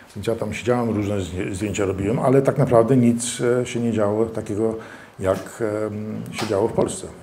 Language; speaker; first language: Polish; early bilingual, heritage; Polish